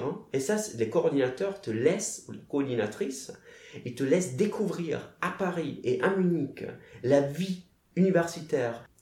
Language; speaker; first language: French; non-native, fluent; German